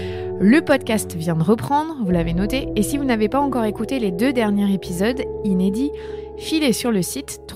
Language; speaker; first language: French; native; French